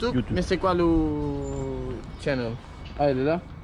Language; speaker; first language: French; non-native, fluent; Portuguese